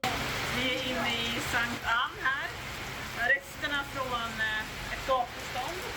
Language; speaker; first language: Swedish; native; Swedish